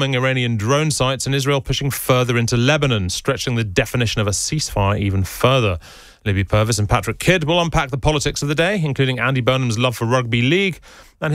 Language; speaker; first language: English; native; English